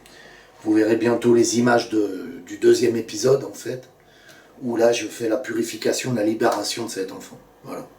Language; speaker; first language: French; native; French